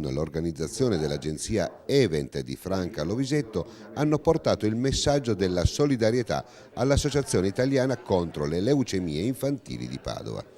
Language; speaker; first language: Italian; native; Italian